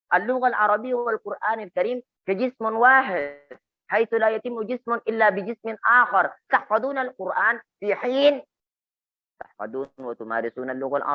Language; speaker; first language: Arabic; non-native, fluent; Indonesian